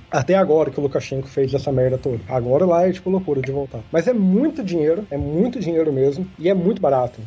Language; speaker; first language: Portuguese; native; Portuguese